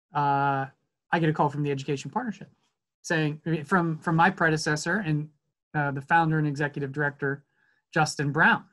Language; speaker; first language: English; native; English